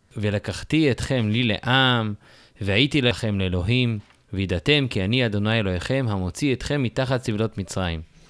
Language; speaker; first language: Hebrew; native; Hebrew